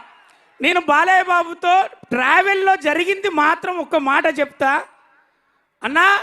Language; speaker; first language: Telugu; native; Telugu